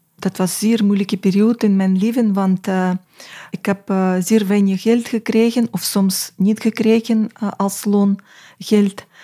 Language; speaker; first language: Dutch; non-native, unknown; Russian